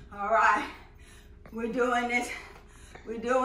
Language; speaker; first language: English; native; English